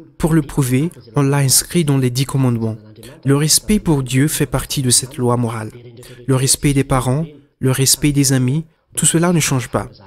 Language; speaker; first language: French; non-native, local second language; Malagasy